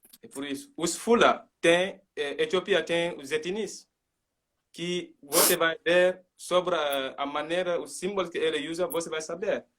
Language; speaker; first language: Portuguese; non-native, learner; Mandingo